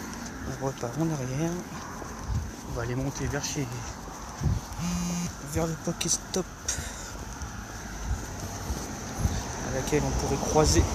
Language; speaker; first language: French; native; French